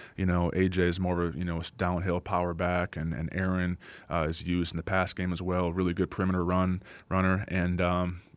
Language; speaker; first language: English; native; English